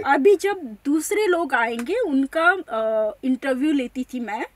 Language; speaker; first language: Hindi; non-native, local second language; Marathi